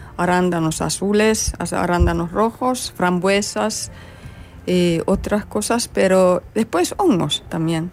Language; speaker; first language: Spanish; non-native, fluent; Finnish